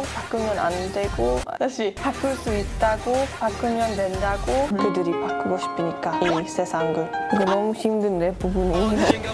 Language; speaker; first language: Korean; non-native, fluent; Hungarian